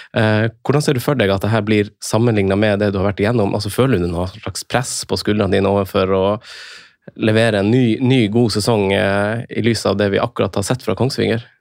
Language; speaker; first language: Norwegian; native; Norwegian